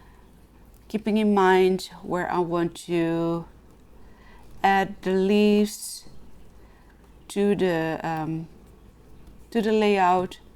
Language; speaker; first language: English; non-native, fluent; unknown